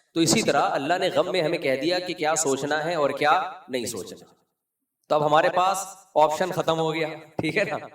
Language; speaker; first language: Urdu; native; Urdu